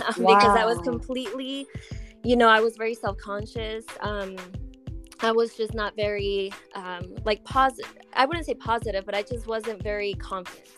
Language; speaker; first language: English; native; English